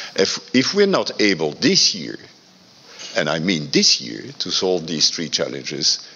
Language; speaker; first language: English; non-native, fluent; French